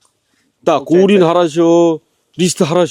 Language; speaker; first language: Russian; non-native, learner; Korean